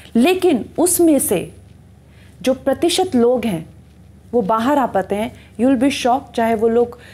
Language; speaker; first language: Hindi; native; Hindi